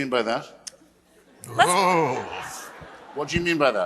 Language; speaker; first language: English; native; English